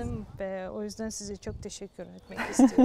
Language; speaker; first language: Turkish; non-native, fluent; Ukrainian